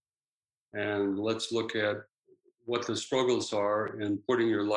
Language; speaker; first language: English; native; English